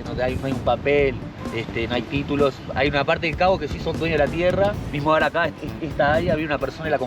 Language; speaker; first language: Spanish; native; Spanish